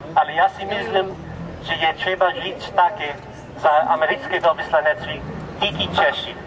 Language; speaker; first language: Czech; non-native, fluent; English